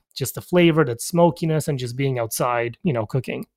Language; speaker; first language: English; early bilingual, other home language; Polish